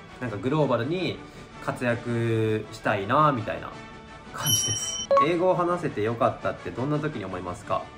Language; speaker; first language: Japanese; native; Japanese